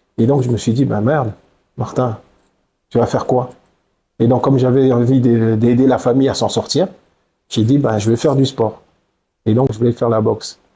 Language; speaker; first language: French; early bilingual, other home language; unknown